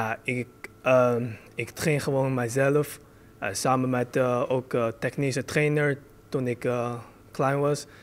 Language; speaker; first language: Dutch; early bilingual, other home language; Chinese